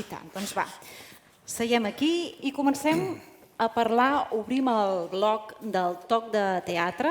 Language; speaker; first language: Catalan; native; Catalan